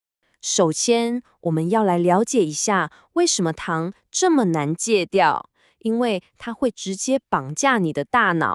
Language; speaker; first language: Chinese; native; Chinese